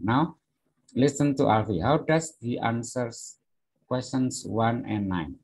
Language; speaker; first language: English; non-native, fluent; Indonesian